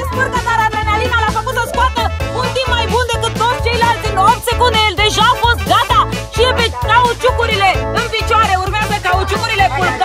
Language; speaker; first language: Romanian; native; Romanian